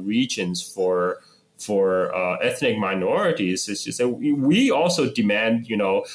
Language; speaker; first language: English; non-native, fluent; Chinese